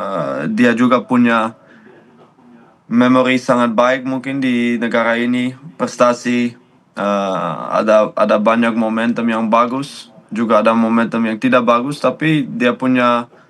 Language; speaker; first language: Indonesian; non-native, fluent; Dutch